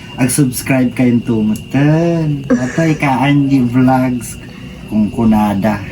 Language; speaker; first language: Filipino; non-native, local second language; Bikol